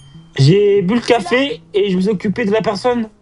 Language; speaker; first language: French; native; French